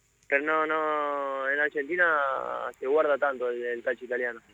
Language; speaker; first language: Italian; non-native, learner; Spanish